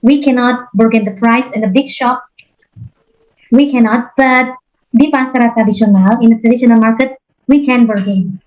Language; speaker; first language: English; non-native, fluent; Indonesian